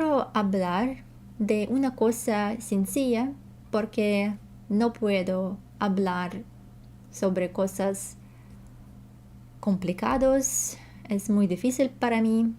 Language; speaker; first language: Spanish; non-native, learner; Russian